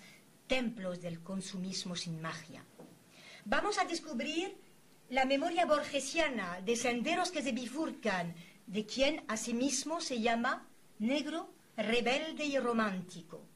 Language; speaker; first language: Spanish; native; Spanish